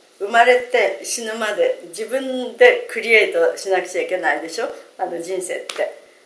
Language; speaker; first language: Japanese; native; Japanese